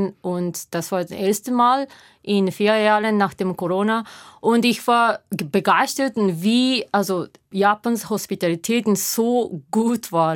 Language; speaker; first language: German; non-native, fluent; Japanese